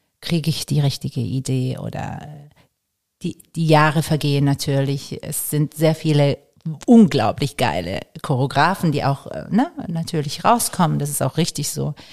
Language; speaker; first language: German; non-native, fluent; Italian